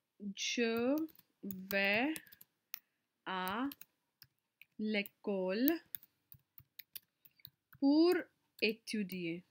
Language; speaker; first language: French; non-native, fluent; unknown